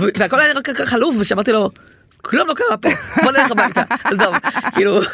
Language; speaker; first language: Hebrew; native; Hebrew